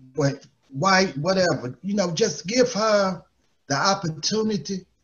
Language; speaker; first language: English; native; English